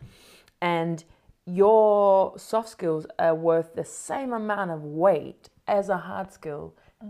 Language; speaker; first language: English; native; English